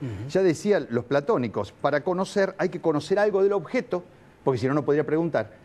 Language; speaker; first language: Spanish; native; Spanish